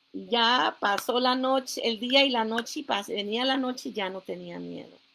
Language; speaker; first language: Spanish; early bilingual, heritage; Spanish